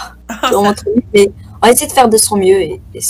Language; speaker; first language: French; native; French